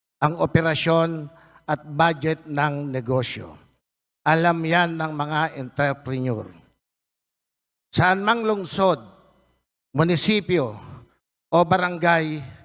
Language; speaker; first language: Filipino; native; Filipino